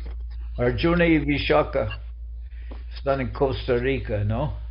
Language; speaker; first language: Spanish; non-native, fluent; English